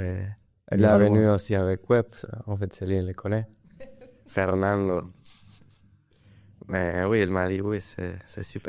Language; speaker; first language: French; non-native, learner; Spanish